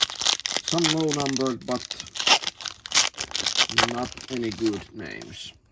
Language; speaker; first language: English; non-native, learner; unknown